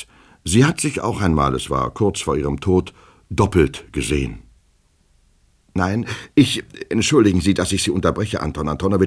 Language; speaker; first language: German; native; German